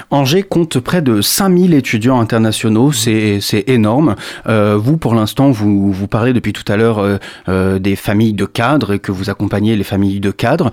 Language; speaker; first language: French; native; French